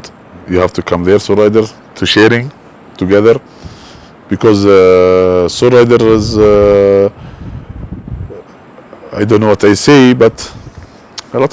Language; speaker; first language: English; non-native, learner; Arabic